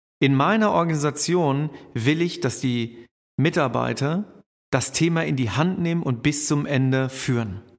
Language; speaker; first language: German; native; German